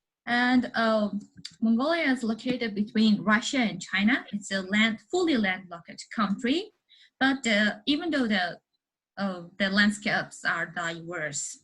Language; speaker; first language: English; non-native, learner; Mongolian